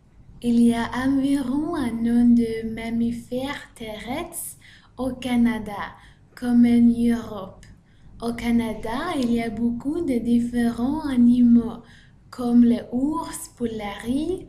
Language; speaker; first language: French; non-native, learner; Norwegian